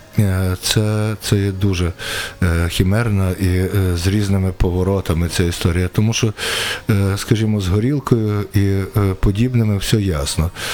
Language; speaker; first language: Ukrainian; native; Ukrainian